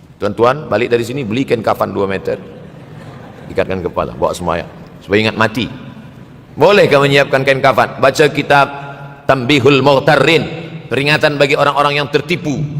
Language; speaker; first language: Malay; native; Malay